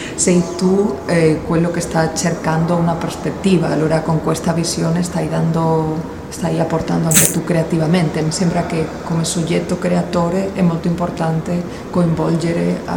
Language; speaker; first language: Italian; non-native, learner; Spanish